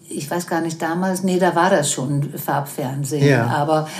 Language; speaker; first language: German; non-native, fluent; Danish